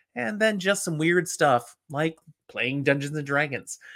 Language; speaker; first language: English; native; English